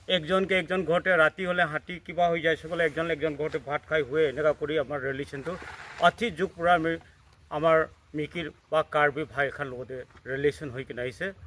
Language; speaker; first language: Assamese; non-native, local second language; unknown